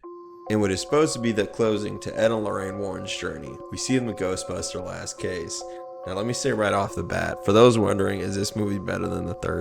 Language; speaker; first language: English; native; English